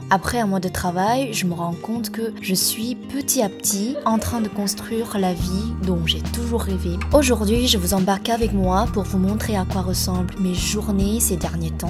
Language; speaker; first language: French; non-native, fluent; Vietnamese